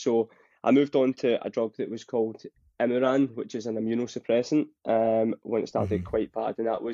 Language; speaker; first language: English; native; English